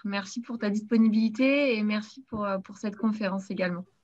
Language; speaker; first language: French; native; French